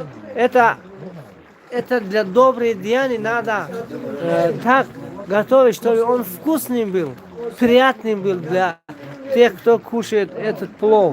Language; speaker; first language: Russian; non-native, local second language; Tajik